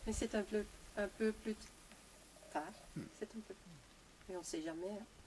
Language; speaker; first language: French; non-native, local second language; Dutch